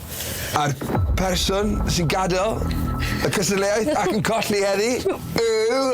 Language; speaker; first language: Welsh; native; Welsh